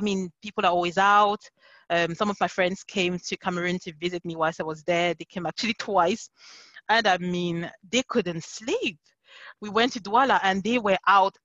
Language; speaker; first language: English; non-native, local second language; French